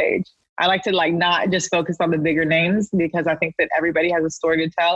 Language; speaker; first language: English; native; English